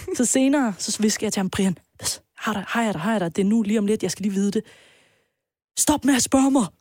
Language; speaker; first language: Danish; early bilingual, other home language; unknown